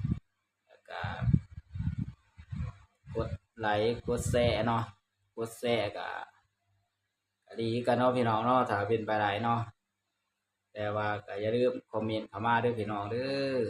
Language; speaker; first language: Thai; non-native, local second language; Lao